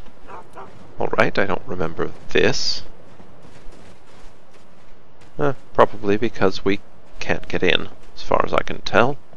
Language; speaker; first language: English; native; English